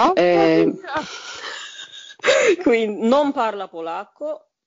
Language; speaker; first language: Italian; non-native, fluent; Polish